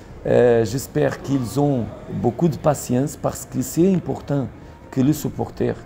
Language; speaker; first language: French; non-native, learner; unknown